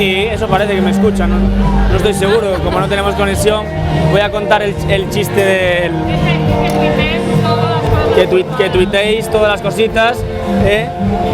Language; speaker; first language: Spanish; native; Spanish